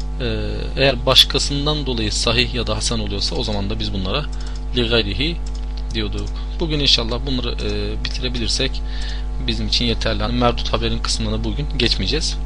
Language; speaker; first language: Turkish; non-native, fluent; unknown